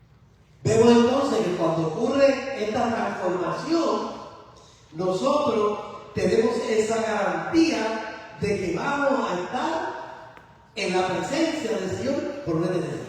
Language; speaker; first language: Spanish; native; Spanish